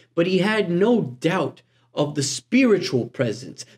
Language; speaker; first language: English; native; English